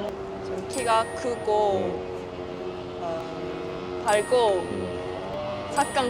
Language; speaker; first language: Korean; non-native, learner; Japanese